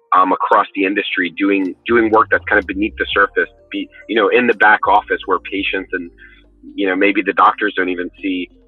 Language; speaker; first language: English; native; English